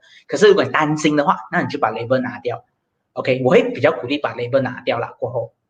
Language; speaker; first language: Chinese; native; Chinese